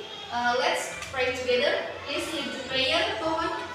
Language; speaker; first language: English; non-native, local second language; Indonesian